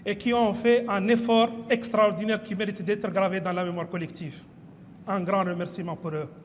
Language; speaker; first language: French; non-native, local second language; Arabic